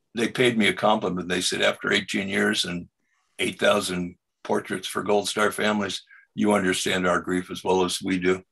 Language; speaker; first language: English; native; English